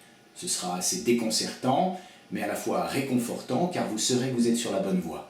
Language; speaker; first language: French; native; French